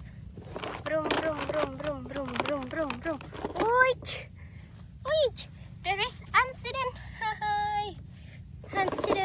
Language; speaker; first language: English; non-native, learner; Indonesian